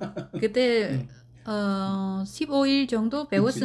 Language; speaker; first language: Korean; non-native, learner; Vietnamese